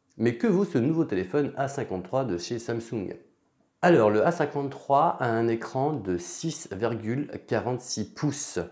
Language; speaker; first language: French; native; French